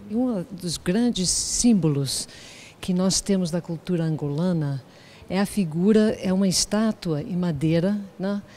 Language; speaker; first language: Portuguese; native; Portuguese